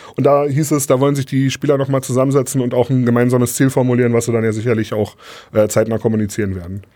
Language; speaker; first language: German; native; German